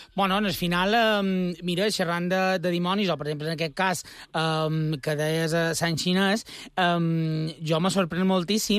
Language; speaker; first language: Catalan; native; Catalan